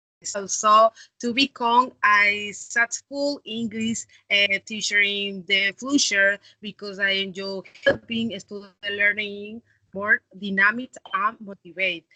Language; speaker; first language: English; non-native, learner; Spanish